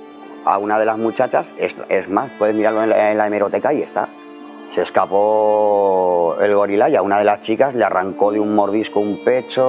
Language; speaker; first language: Spanish; native; Spanish